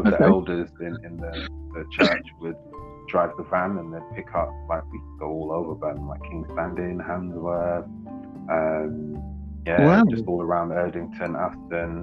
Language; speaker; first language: English; native; English